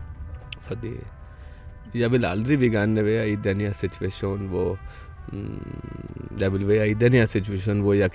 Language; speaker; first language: Danish; non-native, fluent; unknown